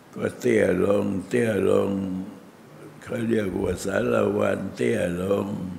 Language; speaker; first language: Thai; native; Thai